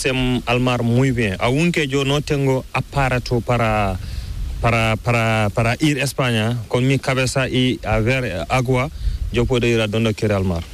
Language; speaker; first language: Spanish; non-native, learner; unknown